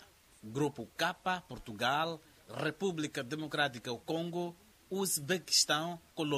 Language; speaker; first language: Portuguese; non-native, local second language; Makhuwa